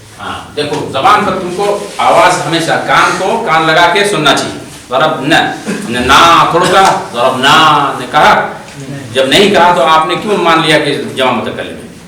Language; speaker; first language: Urdu; non-native, local second language; Bangla